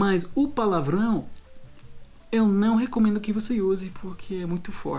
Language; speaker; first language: Portuguese; non-native, fluent; English